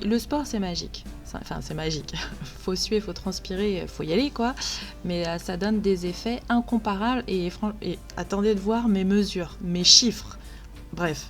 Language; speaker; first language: French; native; French